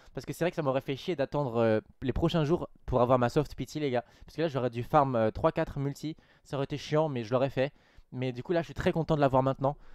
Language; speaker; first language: French; native; French